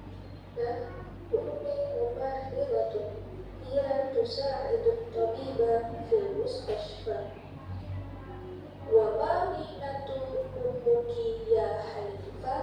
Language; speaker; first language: Arabic; non-native, learner; Indonesian